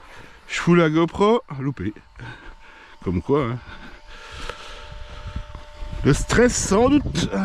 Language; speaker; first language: French; native; French